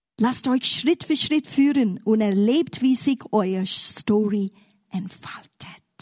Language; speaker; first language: German; non-native, fluent; English